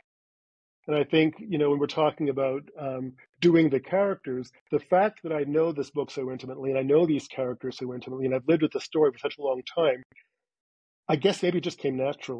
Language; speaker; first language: English; native; English